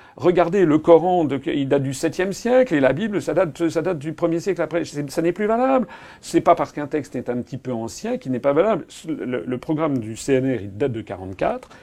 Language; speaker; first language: French; native; French